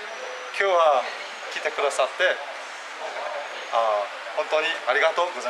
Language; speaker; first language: Japanese; non-native, learner; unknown